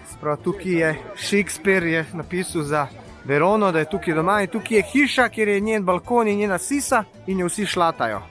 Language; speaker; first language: Slovenian; native; Slovenian